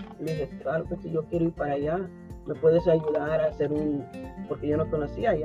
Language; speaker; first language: Spanish; early bilingual, heritage; Spanish